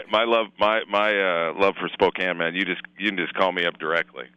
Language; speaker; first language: English; native; English